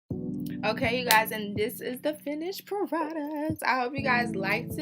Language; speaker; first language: English; native; English